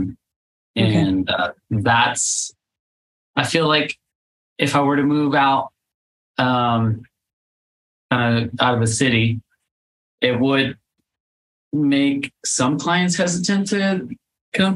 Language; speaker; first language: English; non-native, fluent; Spanish